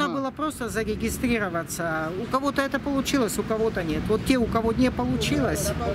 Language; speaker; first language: Russian; native; Russian